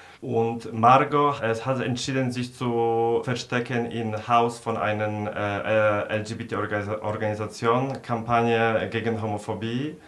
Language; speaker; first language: German; non-native, fluent; Polish